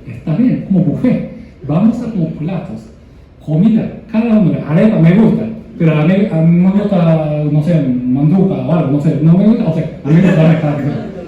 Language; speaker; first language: Spanish; non-native, learner; Japanese